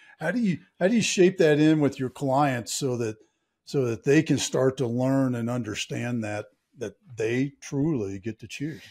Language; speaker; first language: English; native; English